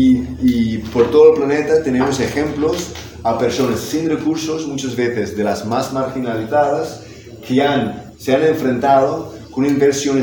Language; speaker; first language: Spanish; non-native, fluent; English